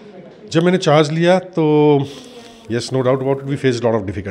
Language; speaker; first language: Hindi; native; Hindi